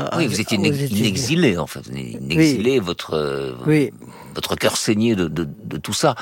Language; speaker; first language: French; native; French